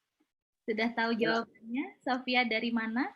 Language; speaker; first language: Indonesian; native; Indonesian